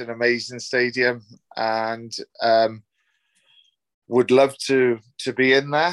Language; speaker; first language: English; native; English